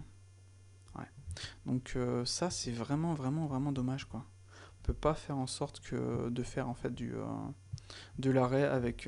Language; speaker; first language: French; native; French